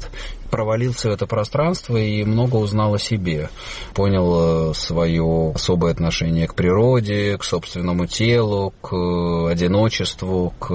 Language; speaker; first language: Russian; native; Russian